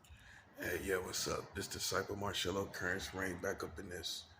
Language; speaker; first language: English; native; English